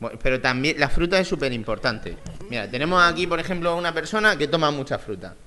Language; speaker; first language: Spanish; native; Spanish